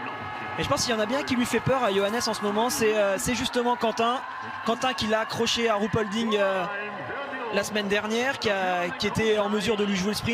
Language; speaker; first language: French; native; French